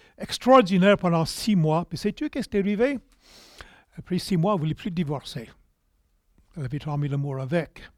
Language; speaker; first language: French; non-native, local second language; English